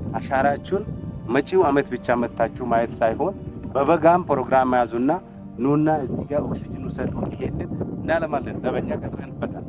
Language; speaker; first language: Amharic; non-native, local second language; Oromo